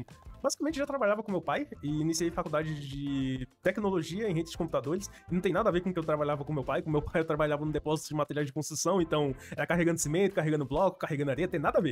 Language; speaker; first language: Portuguese; native; Portuguese